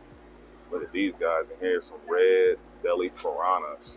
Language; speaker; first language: English; native; English